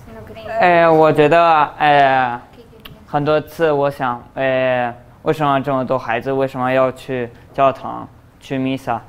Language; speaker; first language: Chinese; early bilingual, other home language; Spanish